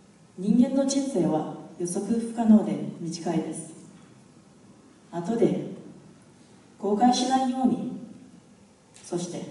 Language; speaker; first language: Japanese; non-native, fluent; English